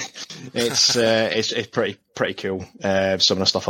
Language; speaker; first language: English; native; English